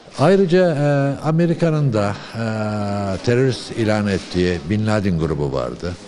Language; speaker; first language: Turkish; early bilingual, other home language; Uyghur